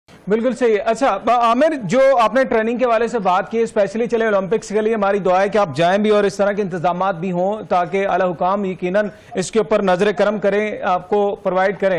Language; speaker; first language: Urdu; native; Urdu